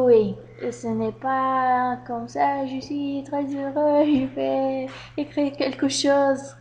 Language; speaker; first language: French; non-native, learner; Bulgarian